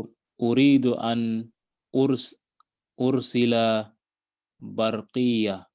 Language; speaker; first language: Arabic; non-native, learner; English